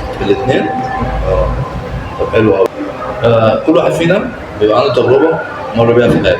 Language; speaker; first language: Arabic; native; Arabic